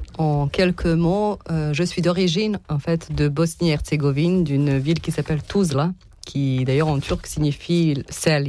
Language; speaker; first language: French; non-native, fluent; Serbian